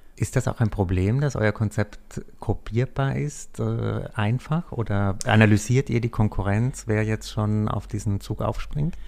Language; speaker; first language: German; native; German